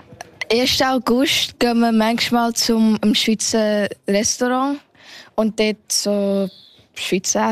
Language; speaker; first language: German; early bilingual, heritage; Thai